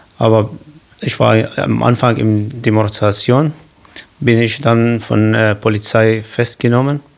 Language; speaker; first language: German; non-native, learner; Kurdish